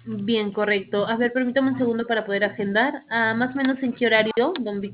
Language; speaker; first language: Spanish; native; Spanish